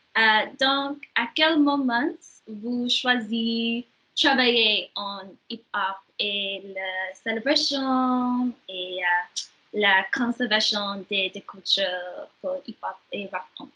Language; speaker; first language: French; non-native, learner; English